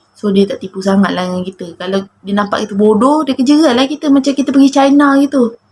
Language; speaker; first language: Malay; native; Malay